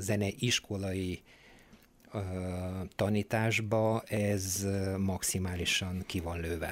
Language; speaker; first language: Hungarian; non-native, fluent; Bulgarian